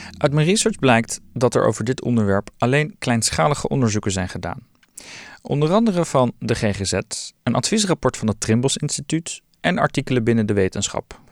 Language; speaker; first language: Dutch; early bilingual, other home language; Turkish